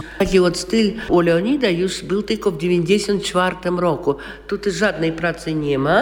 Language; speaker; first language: Polish; non-native, local second language; Russian